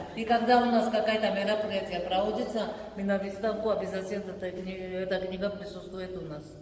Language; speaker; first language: Russian; non-native, local second language; Georgian